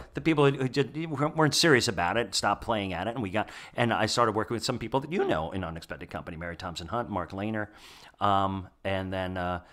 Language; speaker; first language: English; native; English